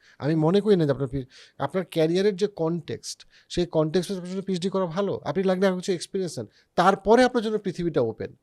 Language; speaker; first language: Bangla; native; Bangla